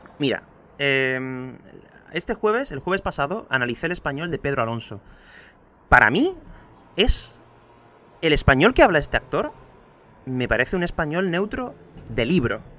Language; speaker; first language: Spanish; native; Spanish